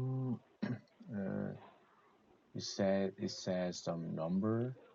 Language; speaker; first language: English; non-native, learner; Korean